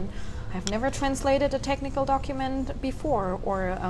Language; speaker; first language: English; non-native, fluent; German